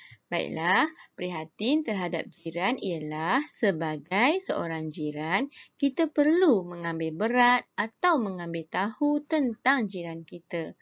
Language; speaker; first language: Malay; native; Malay